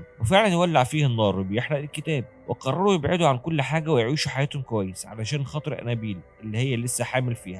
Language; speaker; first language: Arabic; native; Arabic